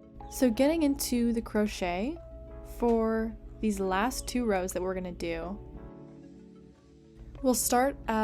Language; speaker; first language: English; native; English